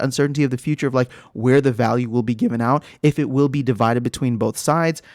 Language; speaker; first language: English; native; English